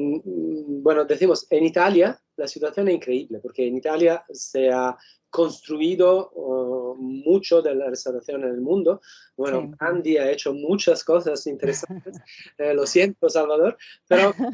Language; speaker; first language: Spanish; non-native, fluent; Italian